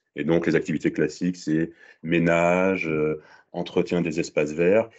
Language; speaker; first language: French; native; French